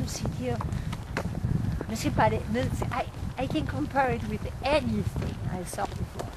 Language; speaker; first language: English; non-native, learner; Spanish